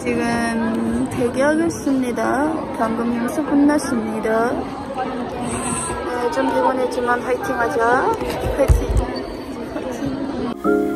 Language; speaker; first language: Korean; non-native, learner; Mongolian